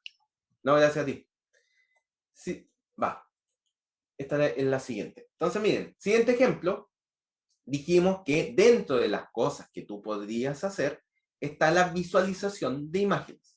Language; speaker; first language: Spanish; native; Spanish